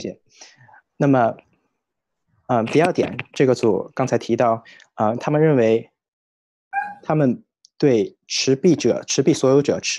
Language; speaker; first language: Chinese; native; Chinese